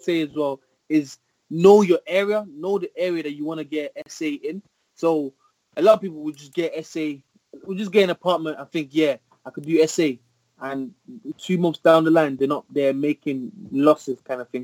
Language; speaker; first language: English; native; English